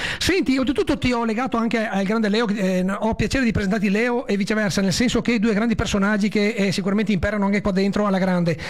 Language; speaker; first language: Italian; native; Italian